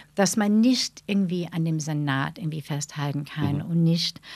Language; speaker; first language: German; non-native, fluent; English